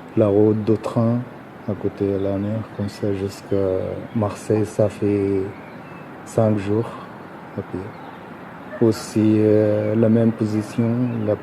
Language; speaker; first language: French; non-native, learner; Arabic